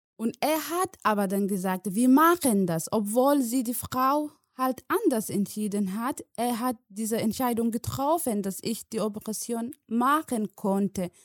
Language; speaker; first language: German; non-native, learner; Somali